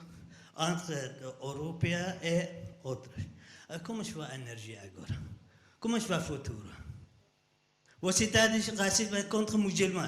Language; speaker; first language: Portuguese; non-native, learner; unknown